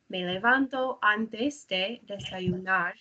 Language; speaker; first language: Spanish; non-native, learner; English